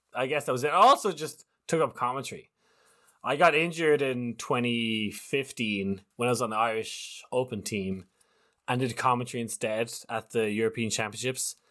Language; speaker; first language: English; native; English